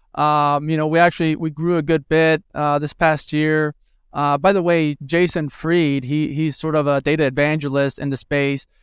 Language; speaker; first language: English; early bilingual, other home language; Spanish